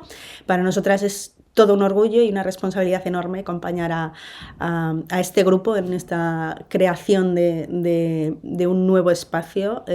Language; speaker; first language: Spanish; native; Spanish